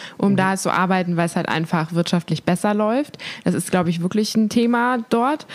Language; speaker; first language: German; native; German